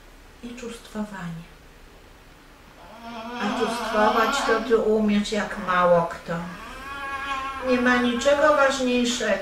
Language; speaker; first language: Polish; non-native, learner; Russian